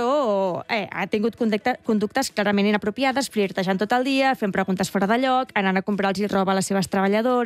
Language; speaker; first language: Catalan; native; Catalan